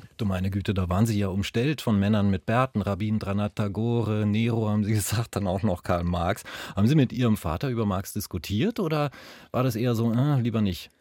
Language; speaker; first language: German; native; German